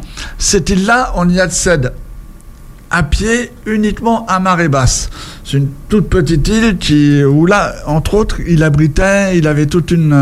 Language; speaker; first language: French; native; French